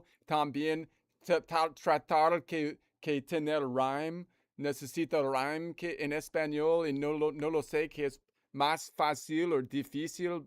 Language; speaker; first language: Spanish; non-native, learner; English